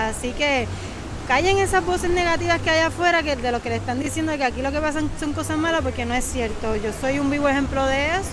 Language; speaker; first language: Spanish; native; Spanish